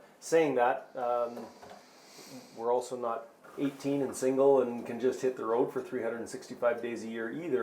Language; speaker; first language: English; native; English